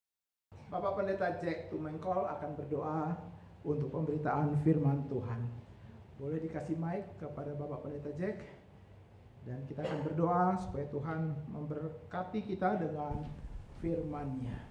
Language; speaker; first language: Indonesian; native; Indonesian